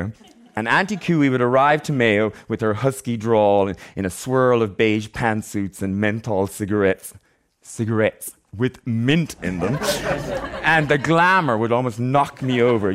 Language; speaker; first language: English; native; English